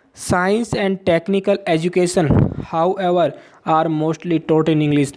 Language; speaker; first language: Hindi; native; Hindi